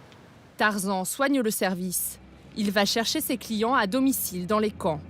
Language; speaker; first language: French; native; French